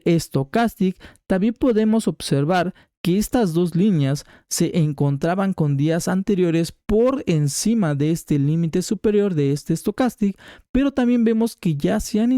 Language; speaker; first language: Spanish; native; Spanish